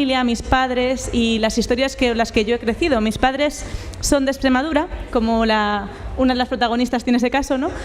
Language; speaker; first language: Spanish; native; Spanish